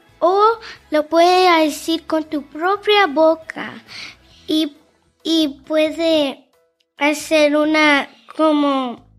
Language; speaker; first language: Spanish; early bilingual, heritage; Spanish